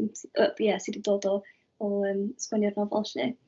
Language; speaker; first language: Welsh; native; Welsh